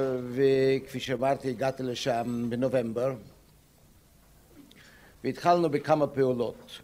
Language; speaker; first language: Hebrew; non-native, fluent; German